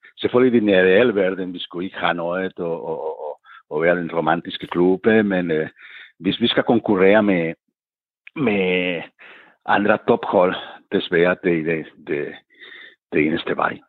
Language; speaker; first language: Danish; non-native, fluent; Catalan